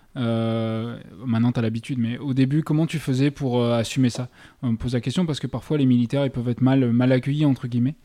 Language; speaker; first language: French; native; French